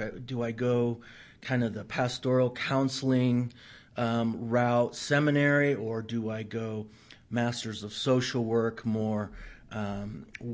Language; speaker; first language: English; native; English